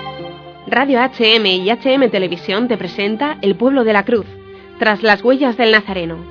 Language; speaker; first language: Spanish; native; Spanish